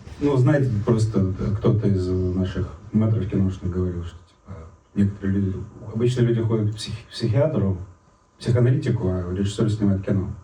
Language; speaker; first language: Russian; native; Russian